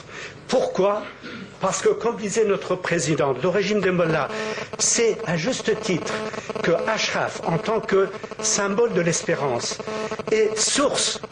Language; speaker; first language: French; native; French